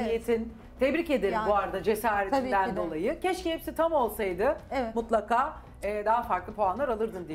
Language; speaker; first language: Turkish; native; Turkish